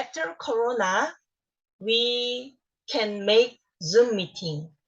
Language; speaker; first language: English; non-native, learner; Korean